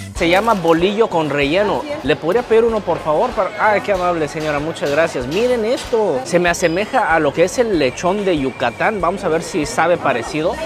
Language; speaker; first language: Spanish; non-native, fluent; Korean